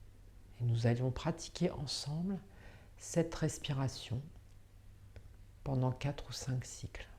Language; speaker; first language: French; native; French